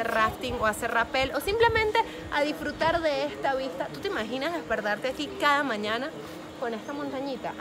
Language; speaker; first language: Spanish; native; Spanish